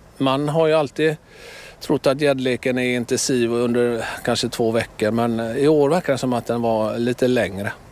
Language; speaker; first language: Swedish; native; Swedish